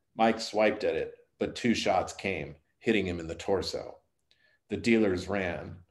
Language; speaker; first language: English; native; English